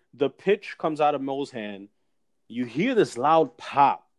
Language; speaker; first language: English; native; English